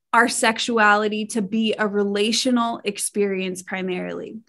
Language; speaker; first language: English; native; English